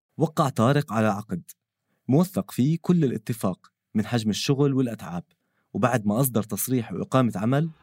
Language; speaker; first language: Arabic; native; Arabic